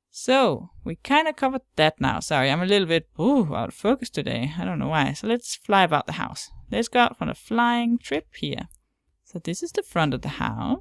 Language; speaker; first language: English; non-native, fluent; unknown